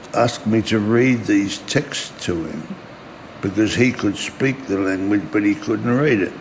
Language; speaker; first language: English; early bilingual, other home language; German